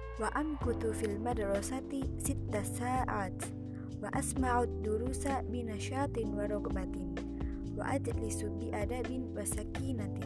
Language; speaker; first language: Arabic; non-native, learner; Indonesian